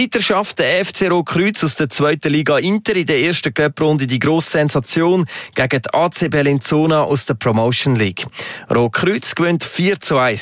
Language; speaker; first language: German; native; German